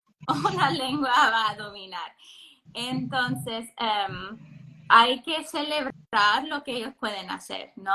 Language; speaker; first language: Spanish; non-native, fluent; English